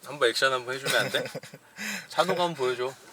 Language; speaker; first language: Korean; native; Korean